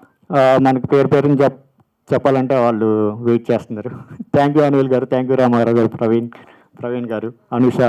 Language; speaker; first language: Telugu; native; Telugu